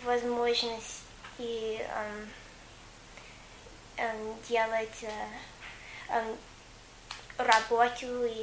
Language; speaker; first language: Russian; non-native, learner; English